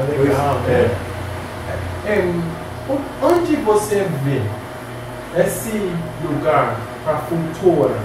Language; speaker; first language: Portuguese; non-native, learner; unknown